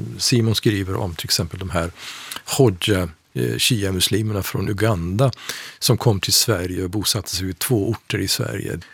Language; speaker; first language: Swedish; non-native, fluent; Persian